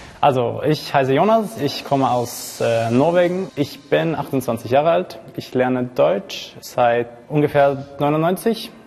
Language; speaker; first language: German; non-native, fluent; Norwegian